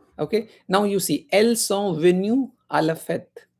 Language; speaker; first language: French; non-native, fluent; Hindi